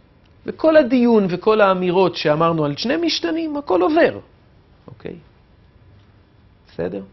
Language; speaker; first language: Hebrew; native; Hebrew